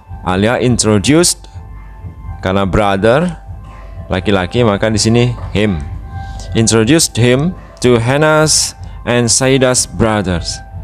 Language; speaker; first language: English; non-native, fluent; Indonesian